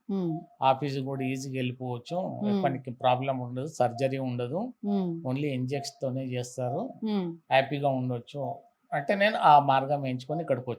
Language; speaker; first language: Telugu; native; Telugu